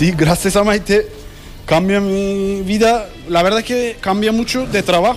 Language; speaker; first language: Spanish; non-native, learner; Turkish